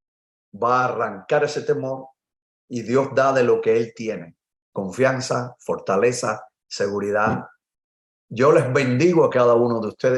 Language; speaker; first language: Spanish; native; Spanish